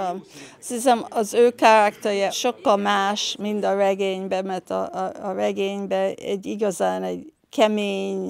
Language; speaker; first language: Hungarian; early bilingual, heritage; Hungarian